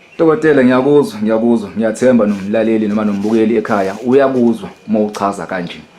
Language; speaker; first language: Zulu; native; Zulu